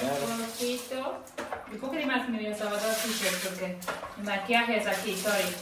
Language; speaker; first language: Spanish; non-native, learner; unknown